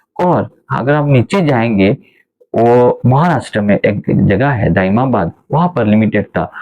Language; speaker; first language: Hindi; non-native, local second language; Sylheti